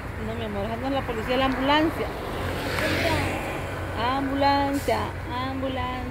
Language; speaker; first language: Spanish; native; Spanish